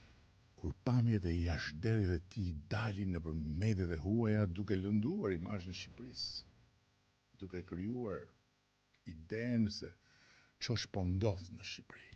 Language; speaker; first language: Albanian; native; Albanian